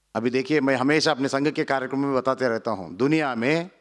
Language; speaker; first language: Hindi; non-native, local second language; Telugu